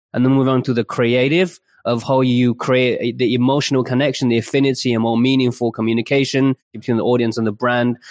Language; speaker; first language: English; early bilingual, other home language; Chinese